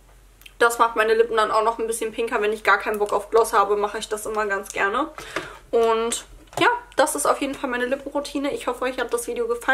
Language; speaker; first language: German; native; German